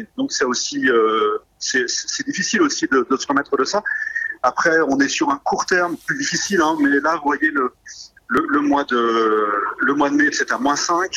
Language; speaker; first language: French; native; French